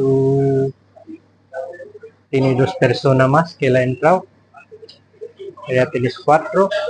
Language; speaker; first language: Spanish; non-native, learner; Filipino